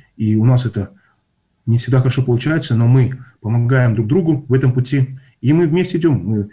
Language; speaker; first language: Russian; non-native, local second language; Kazakh